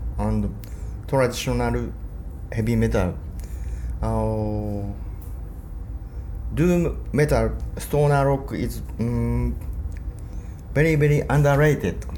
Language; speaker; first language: English; non-native, learner; Japanese